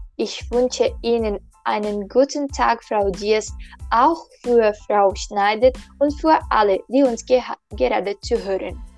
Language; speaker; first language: German; non-native, learner; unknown